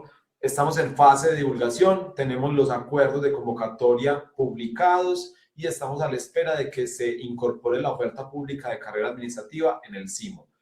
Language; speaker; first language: Spanish; native; Spanish